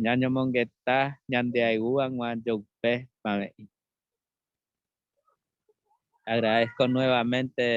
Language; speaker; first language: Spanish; non-native, local second language; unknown